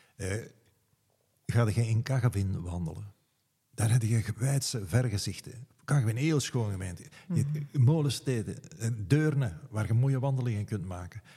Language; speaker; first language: Dutch; native; Dutch